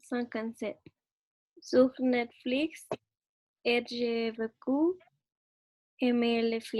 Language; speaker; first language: French; non-native, learner; Spanish